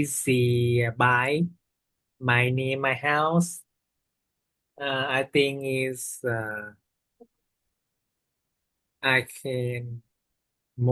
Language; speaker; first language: English; non-native, learner; Vietnamese